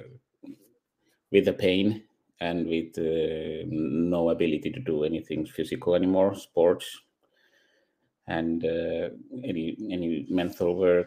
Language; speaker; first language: English; non-native, fluent; Finnish